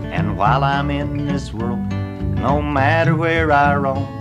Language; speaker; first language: English; native; English